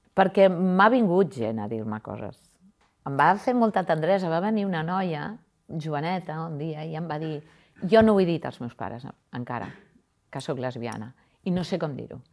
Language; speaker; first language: Catalan; native; Catalan